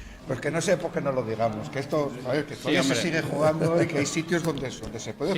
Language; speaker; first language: Spanish; native; Spanish